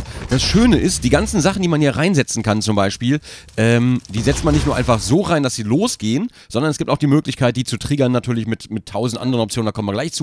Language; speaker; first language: German; native; German